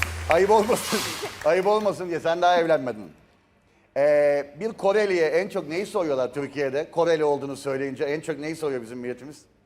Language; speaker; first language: Turkish; native; Turkish